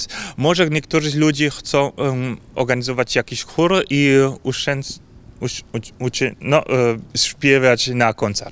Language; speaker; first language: Polish; non-native, learner; German